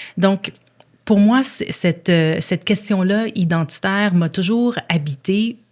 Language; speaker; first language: French; native; French